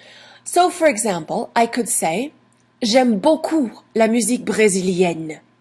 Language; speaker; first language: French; non-native, fluent; English